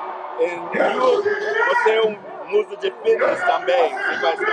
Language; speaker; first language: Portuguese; non-native, learner; English